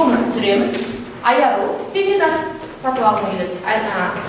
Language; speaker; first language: Kazakh; native; Kazakh